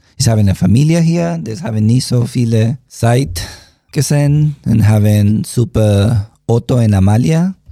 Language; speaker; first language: German; non-native, learner; Spanish